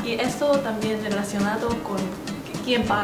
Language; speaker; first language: Spanish; non-native, fluent; Korean